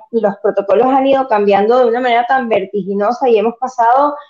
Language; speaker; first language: Spanish; native; Spanish